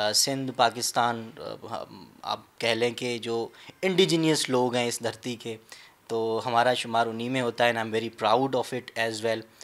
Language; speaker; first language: Urdu; non-native, local second language; Sindhi